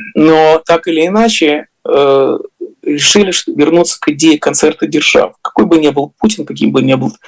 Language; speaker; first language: Russian; native; Russian